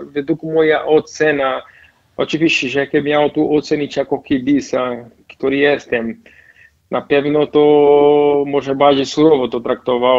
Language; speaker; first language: Polish; non-native, fluent; Portuguese